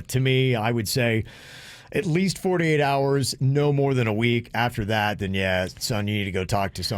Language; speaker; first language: English; native; English